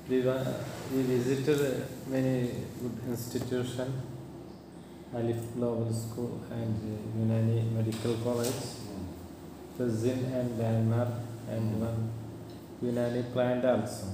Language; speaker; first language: English; non-native, learner; Malayalam